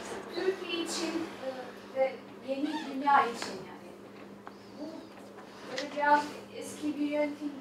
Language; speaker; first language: Turkish; non-native, fluent; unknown